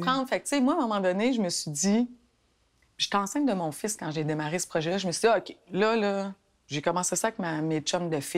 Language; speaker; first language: French; native; French